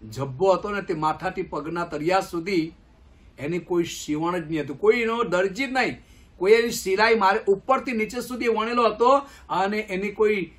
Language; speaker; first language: Gujarati; non-native, local second language; Gamit